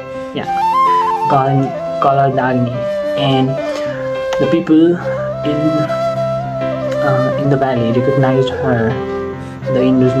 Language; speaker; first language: English; non-native, local second language; Nepali